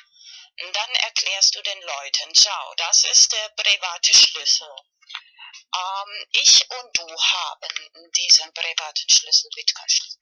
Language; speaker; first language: German; non-native, learner; Spanish